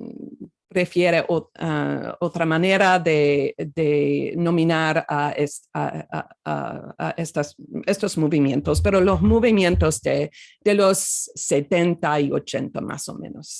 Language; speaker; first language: Spanish; non-native, fluent; English